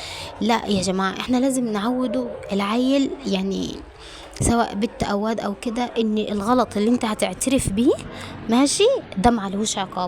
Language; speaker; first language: Arabic; native; Arabic